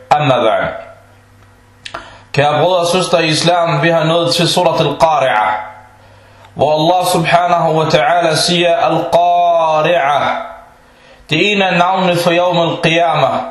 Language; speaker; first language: Danish; early bilingual, other home language; Arabic